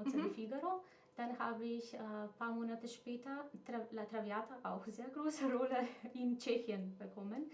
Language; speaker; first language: German; non-native, fluent; Macedonian